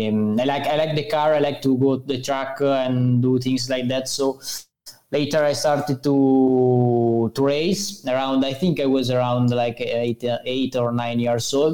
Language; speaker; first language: English; non-native, learner; Italian